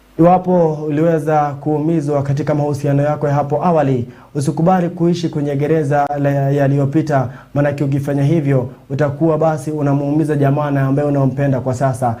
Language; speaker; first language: Swahili; non-native, local second language; Kikuyu